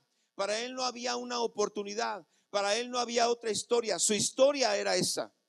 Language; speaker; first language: Spanish; native; Spanish